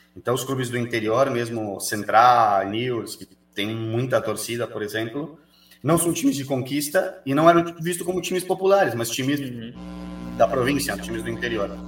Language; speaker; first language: Portuguese; native; Portuguese